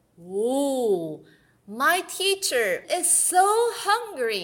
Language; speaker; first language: English; non-native, fluent; Chinese